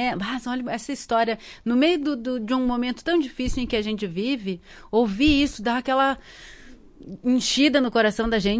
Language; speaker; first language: Portuguese; native; Portuguese